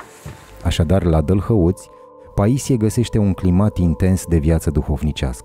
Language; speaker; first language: Romanian; native; Romanian